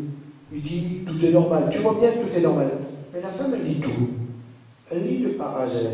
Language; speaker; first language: French; native; French